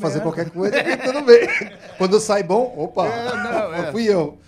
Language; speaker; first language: Portuguese; native; Portuguese